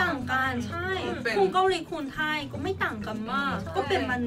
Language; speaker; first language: Thai; non-native, learner; Korean